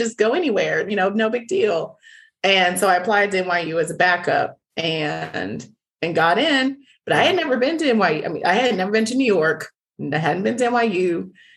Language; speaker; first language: English; native; English